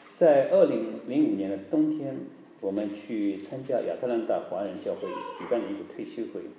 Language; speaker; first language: Chinese; native; Chinese